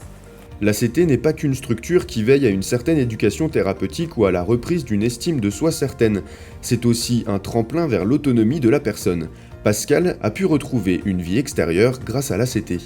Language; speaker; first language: French; native; French